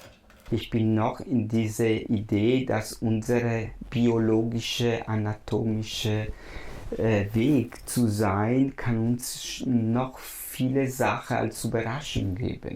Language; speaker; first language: German; non-native, fluent; Italian